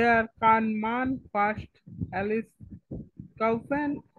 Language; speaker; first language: German; non-native, learner; Bangla